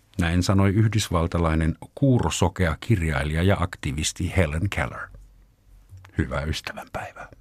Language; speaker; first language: Finnish; non-native, fluent; German